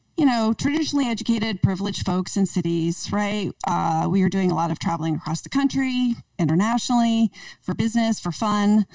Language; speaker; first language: English; native; English